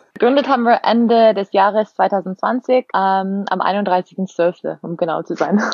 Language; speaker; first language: German; non-native, fluent; English